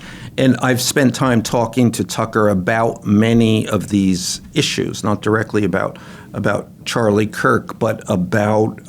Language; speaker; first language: English; native; English